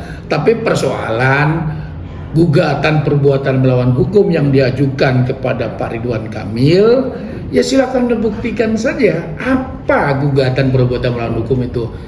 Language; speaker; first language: Indonesian; native; Indonesian